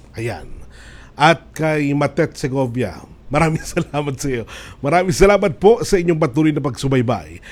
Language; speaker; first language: Filipino; native; Filipino